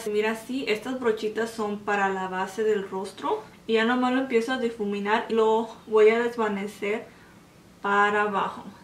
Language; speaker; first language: Spanish; early bilingual, heritage; Spanish